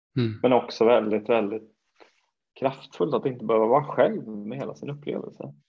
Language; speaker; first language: Swedish; native; Swedish